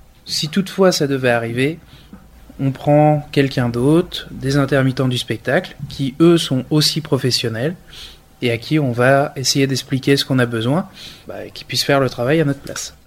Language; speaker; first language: French; native; French